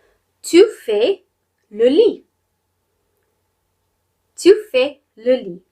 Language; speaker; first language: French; non-native, fluent; English